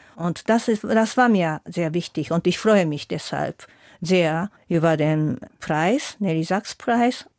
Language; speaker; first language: German; non-native, fluent; Japanese